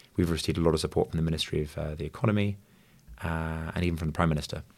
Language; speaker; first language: English; native; English